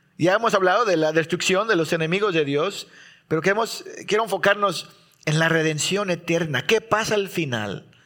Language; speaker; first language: Spanish; early bilingual, heritage; Spanish